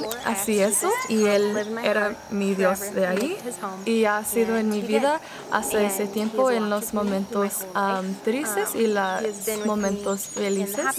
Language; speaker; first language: Spanish; non-native, learner; English